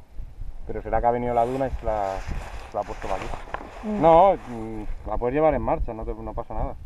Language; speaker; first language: Spanish; native; Spanish